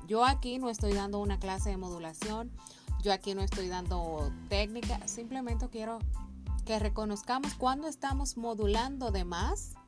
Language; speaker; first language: Spanish; native; Spanish